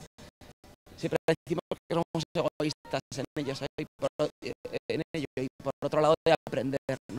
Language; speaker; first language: Spanish; native; Spanish